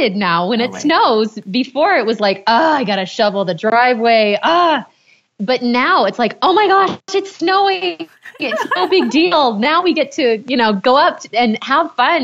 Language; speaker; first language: English; native; English